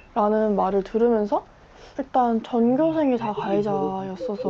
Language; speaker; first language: Korean; native; Korean